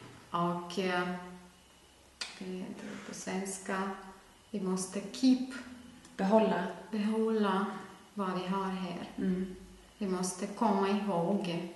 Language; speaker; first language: Swedish; non-native, fluent; Ukrainian